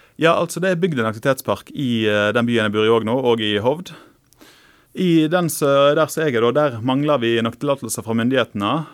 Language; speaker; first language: Norwegian; native; Norwegian